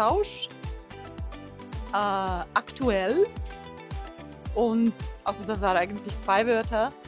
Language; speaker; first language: German; non-native, fluent; Slovak